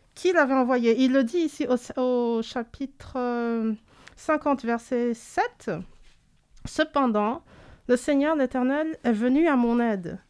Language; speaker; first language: French; native; French